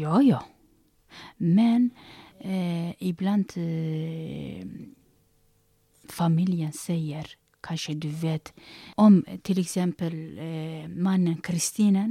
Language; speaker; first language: Swedish; non-native, learner; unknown